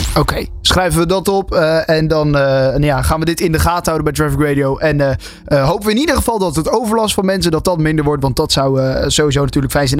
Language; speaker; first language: Dutch; native; Dutch